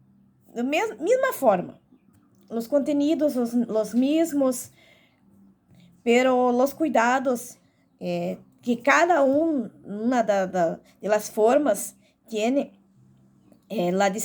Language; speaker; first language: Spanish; non-native, learner; Portuguese